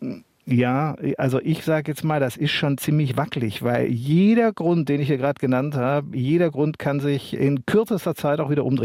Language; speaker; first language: German; native; German